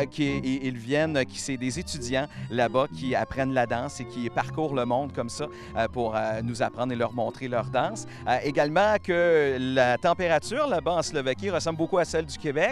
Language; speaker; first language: French; native; French